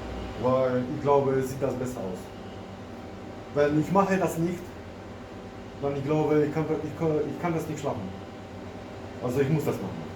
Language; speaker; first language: German; non-native, local second language; Polish